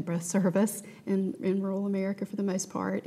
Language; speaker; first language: English; native; English